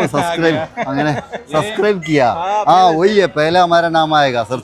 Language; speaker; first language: Hindi; non-native, local second language; Malayalam